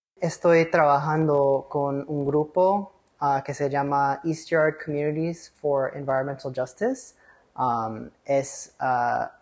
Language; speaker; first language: Spanish; early bilingual, heritage; English